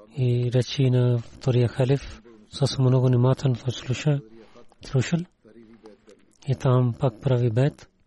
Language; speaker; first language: Bulgarian; non-native, learner; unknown